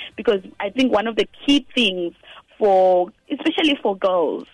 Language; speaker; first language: English; non-native, local second language; Shona